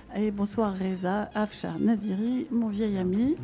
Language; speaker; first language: French; non-native, fluent; Arabic